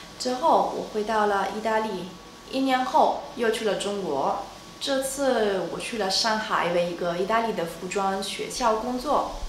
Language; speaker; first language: Chinese; non-native, fluent; Italian